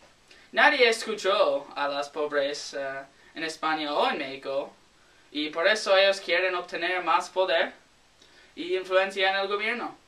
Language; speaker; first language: Spanish; non-native, learner; English